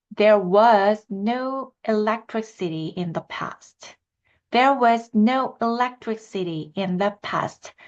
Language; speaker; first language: English; non-native, fluent; Korean